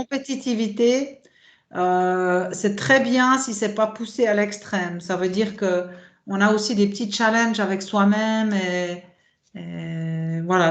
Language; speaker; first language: French; native; French